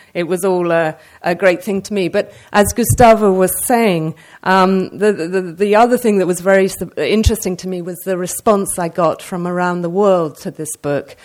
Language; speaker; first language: English; native; English